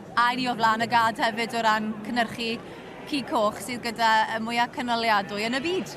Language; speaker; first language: Welsh; native; Welsh